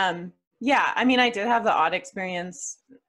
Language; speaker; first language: English; native; English